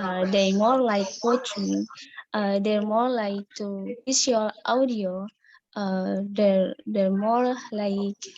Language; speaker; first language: English; non-native, learner; Indonesian